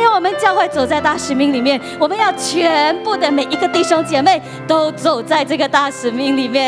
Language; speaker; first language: Chinese; native; Chinese